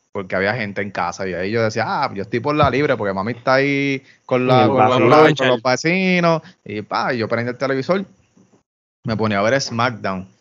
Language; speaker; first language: Spanish; native; Spanish